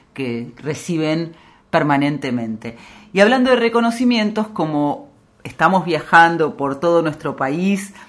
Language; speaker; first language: Spanish; native; Spanish